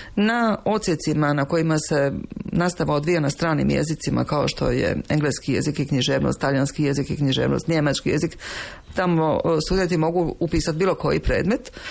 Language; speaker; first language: Croatian; native; Croatian